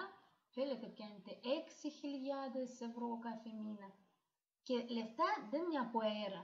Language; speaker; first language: Greek; non-native, learner; Russian